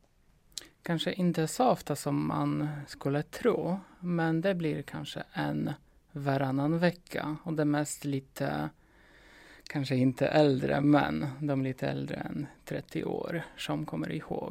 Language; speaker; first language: Swedish; non-native, fluent; Polish